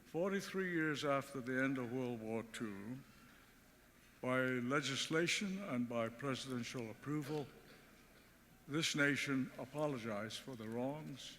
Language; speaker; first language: English; early bilingual, other home language; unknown